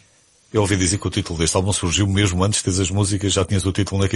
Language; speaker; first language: Portuguese; native; Portuguese